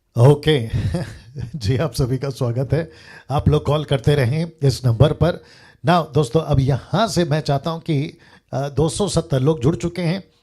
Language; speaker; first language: Hindi; native; Hindi